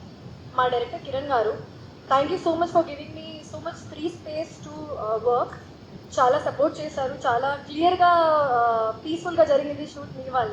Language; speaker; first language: Telugu; non-native, local second language; Hindi